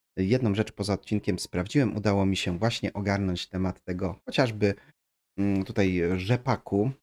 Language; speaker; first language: Polish; native; Polish